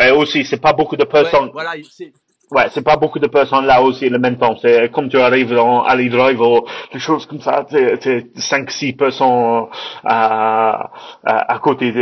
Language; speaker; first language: French; non-native, learner; English